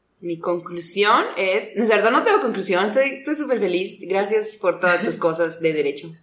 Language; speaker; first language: Spanish; native; Spanish